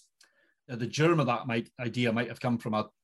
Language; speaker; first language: English; native; English